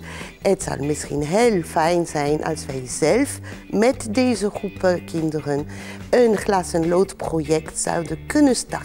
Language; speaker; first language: Dutch; non-native, fluent; French